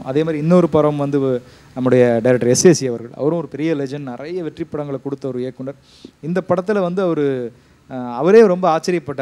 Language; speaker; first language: Tamil; native; Tamil